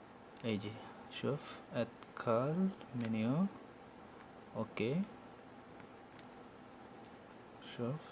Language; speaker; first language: Arabic; non-native, learner; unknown